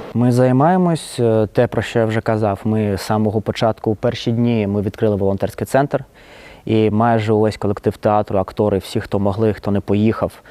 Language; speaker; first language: Ukrainian; non-native, local second language; Russian